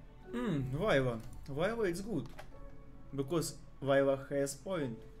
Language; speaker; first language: English; non-native, learner; Russian